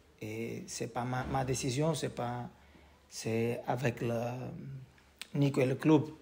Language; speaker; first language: French; non-native, learner; Portuguese